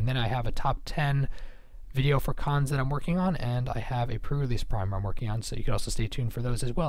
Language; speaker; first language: English; native; English